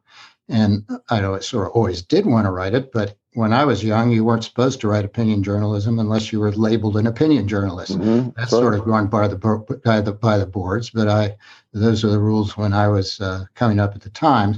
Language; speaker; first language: English; native; English